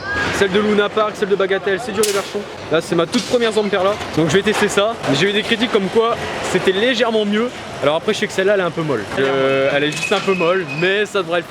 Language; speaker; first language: French; native; French